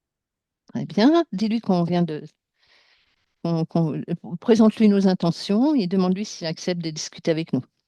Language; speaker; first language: French; native; French